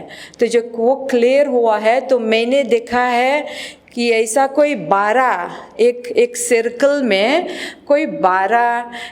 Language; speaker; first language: Hindi; non-native, local second language; Marathi